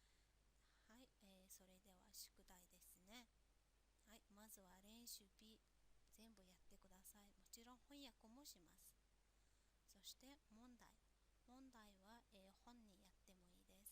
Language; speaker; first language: Japanese; non-native, fluent; Mongolian